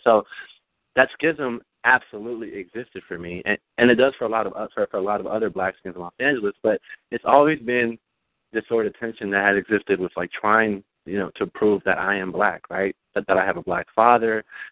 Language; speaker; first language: English; early bilingual, other home language; Spanish